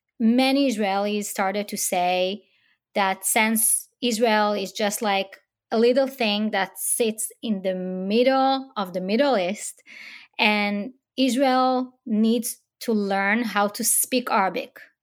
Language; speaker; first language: English; non-native, fluent; Hebrew